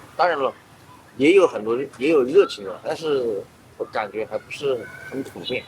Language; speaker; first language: Chinese; native; Chinese